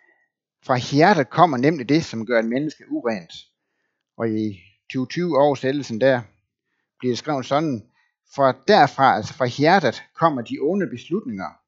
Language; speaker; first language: Danish; native; Danish